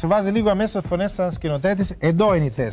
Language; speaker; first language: Greek; non-native, learner; Italian